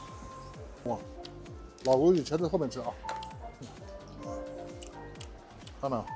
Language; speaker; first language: Chinese; native; Chinese